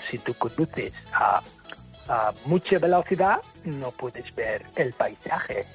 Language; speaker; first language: Spanish; non-native, fluent; English